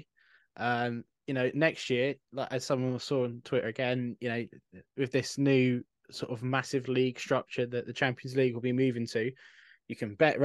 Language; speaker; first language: English; native; English